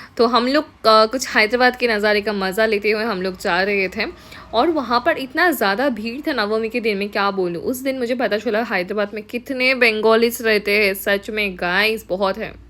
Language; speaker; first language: Hindi; non-native, local second language; Bangla